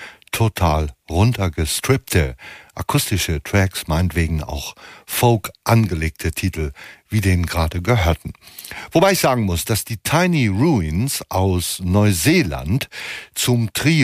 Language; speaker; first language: German; native; German